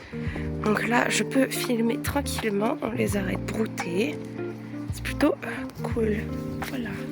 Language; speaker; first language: French; native; French